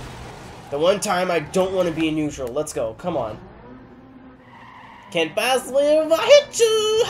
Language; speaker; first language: English; native; English